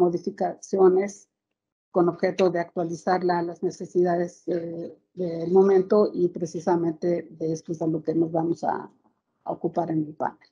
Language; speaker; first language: Spanish; native; Spanish